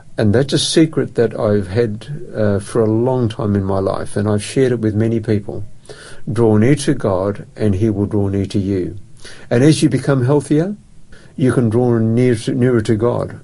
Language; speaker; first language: English; native; English